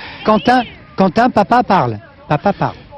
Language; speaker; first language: French; native; French